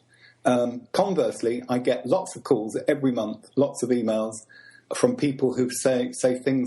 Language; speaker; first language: English; native; English